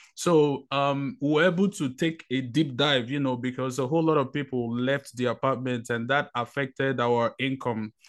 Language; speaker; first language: English; non-native, local second language; Igbo